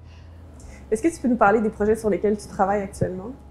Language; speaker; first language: French; native; French